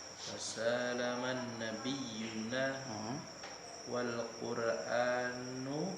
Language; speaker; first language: Arabic; non-native, learner; Indonesian